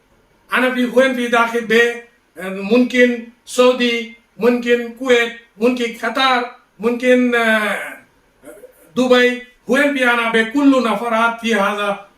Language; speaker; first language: Arabic; non-native, learner; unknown